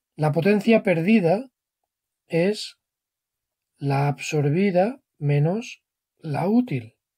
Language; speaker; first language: Spanish; non-native, local second language; Catalan